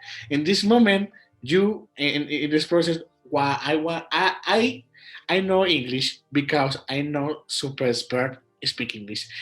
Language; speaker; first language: English; non-native, learner; Spanish